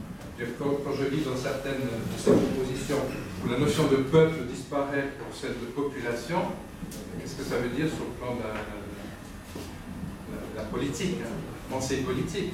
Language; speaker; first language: French; native; French